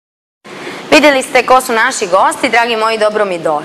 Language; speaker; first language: Croatian; native; Croatian